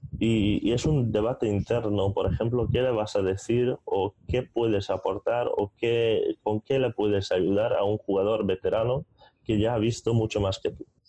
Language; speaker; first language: Spanish; non-native, fluent; Hungarian